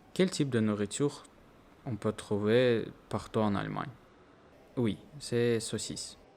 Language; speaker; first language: French; non-native, learner; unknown